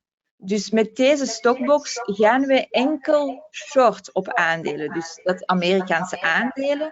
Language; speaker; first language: Dutch; native; Dutch